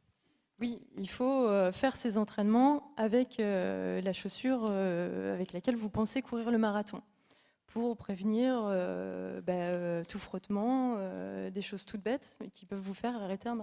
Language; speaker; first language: French; native; French